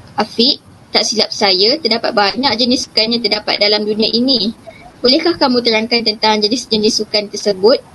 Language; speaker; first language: Malay; native; Malay